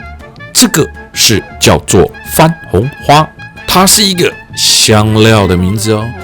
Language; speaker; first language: Chinese; native; Chinese